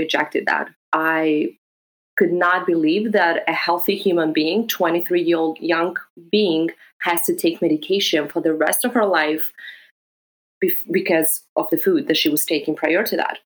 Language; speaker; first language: English; non-native, fluent; Greek